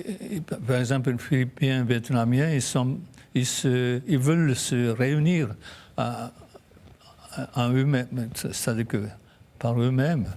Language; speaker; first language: French; non-native, fluent; Japanese